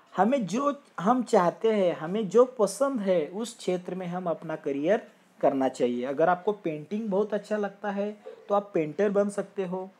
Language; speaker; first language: Hindi; non-native, local second language; Marathi